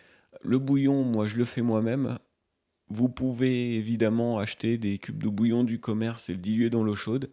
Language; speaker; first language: French; native; French